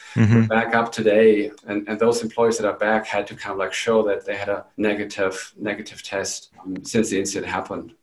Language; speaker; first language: English; non-native, fluent; German